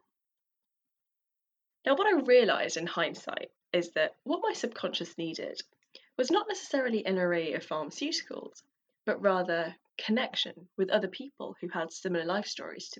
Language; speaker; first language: English; native; English